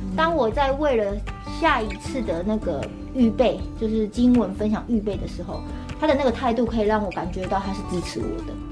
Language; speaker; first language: Chinese; native; Chinese